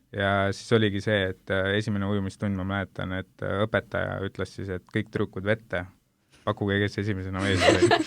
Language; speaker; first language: Estonian; early bilingual, other home language; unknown